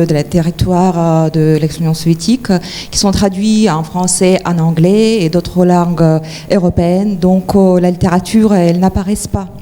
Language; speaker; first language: French; non-native, fluent; Ukrainian